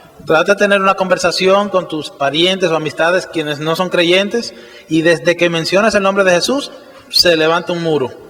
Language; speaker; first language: Spanish; native; Spanish